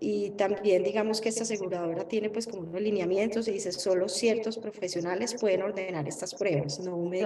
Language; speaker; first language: Spanish; native; Spanish